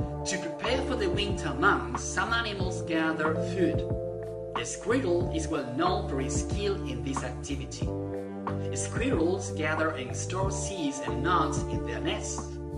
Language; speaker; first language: English; non-native, fluent; Spanish